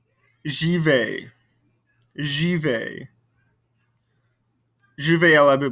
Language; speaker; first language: French; non-native, fluent; English